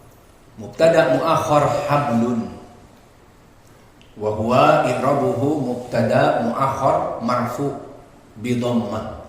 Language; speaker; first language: Arabic; non-native, fluent; Indonesian